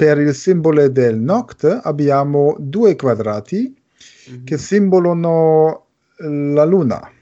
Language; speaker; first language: Italian; non-native, learner; German